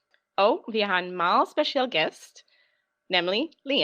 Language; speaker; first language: Danish; non-native, learner; English